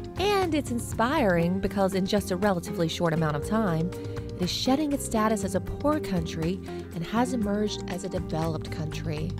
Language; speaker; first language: English; native; English